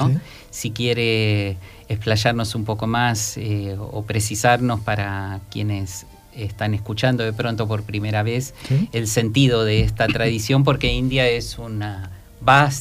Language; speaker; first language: Spanish; native; Spanish